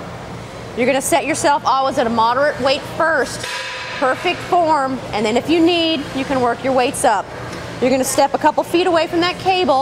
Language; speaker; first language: English; native; English